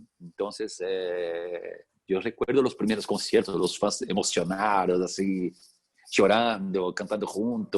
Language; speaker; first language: Spanish; non-native, fluent; Portuguese